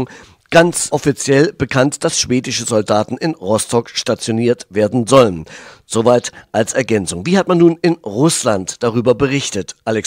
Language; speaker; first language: German; native; German